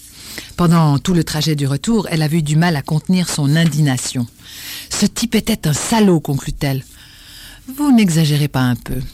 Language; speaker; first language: French; native; French